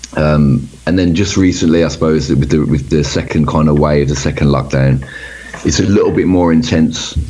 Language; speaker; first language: English; native; English